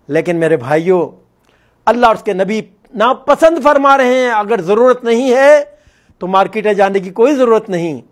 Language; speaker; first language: Urdu; non-native, local second language; Northern Hindko